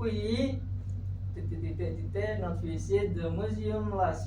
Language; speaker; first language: English; non-native, learner; Indonesian